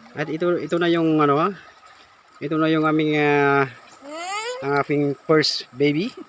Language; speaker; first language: Filipino; non-native, local second language; Iloko